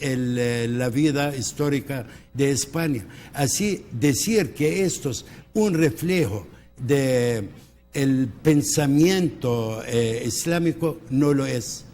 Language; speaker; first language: Spanish; early bilingual, heritage; Spanish